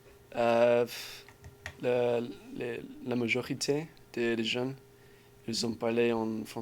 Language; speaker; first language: French; non-native, learner; English